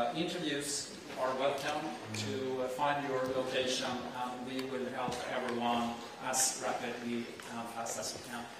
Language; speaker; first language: English; non-native, fluent; Swedish